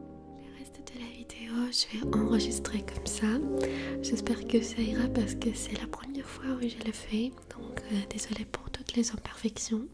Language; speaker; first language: French; non-native, fluent; Armenian